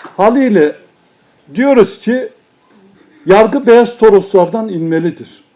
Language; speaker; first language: Turkish; non-native, local second language; Kurdish